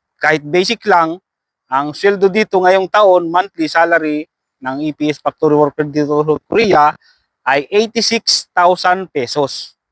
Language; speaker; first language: Filipino; native; Filipino